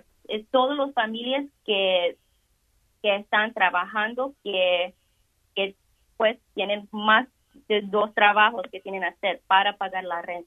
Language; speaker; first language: Spanish; early bilingual, heritage; Spanish